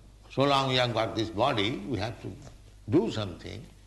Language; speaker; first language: English; non-native, local second language; Bangla